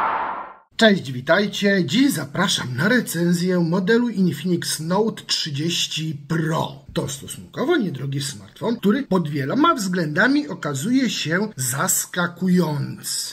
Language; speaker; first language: Polish; native; Polish